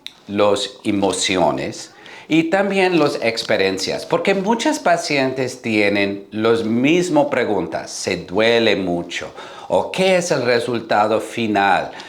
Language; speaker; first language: Spanish; non-native, learner; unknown